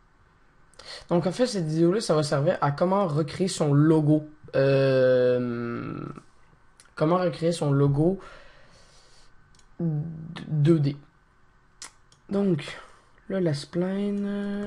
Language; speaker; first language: French; native; French